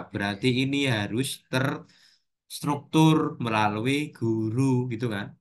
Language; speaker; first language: Indonesian; non-native, local second language; Javanese